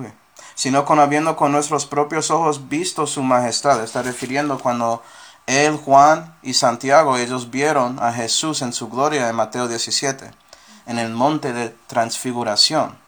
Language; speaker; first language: Spanish; non-native, fluent; English